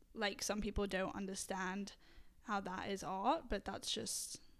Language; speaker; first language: English; native; English